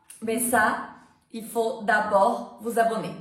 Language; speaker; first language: French; non-native, fluent; Portuguese